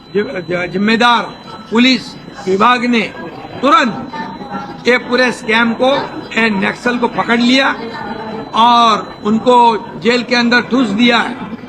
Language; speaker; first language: Hindi; non-native, local second language; Marathi